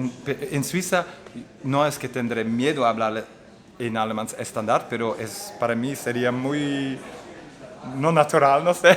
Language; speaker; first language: Spanish; non-native, fluent; Dutch